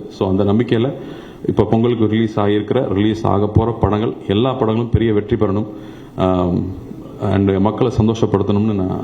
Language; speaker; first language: Tamil; native; Tamil